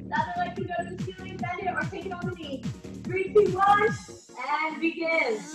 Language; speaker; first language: English; native; English